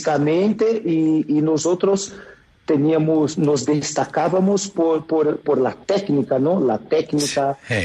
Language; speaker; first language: Spanish; non-native, fluent; Portuguese